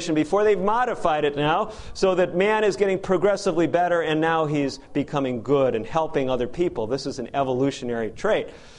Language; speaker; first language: English; native; English